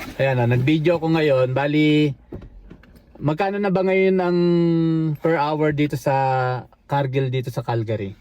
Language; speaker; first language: Filipino; native; Filipino